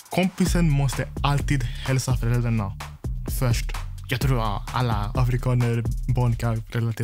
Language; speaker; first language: Swedish; non-native, fluent; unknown